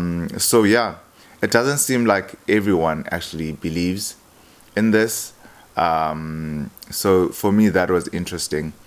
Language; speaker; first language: English; non-native, local second language; Xhosa